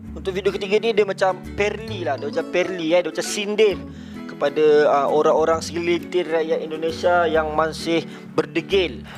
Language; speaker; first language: Malay; native; Malay